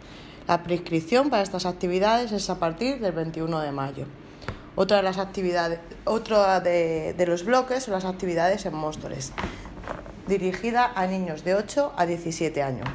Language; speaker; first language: Spanish; native; Spanish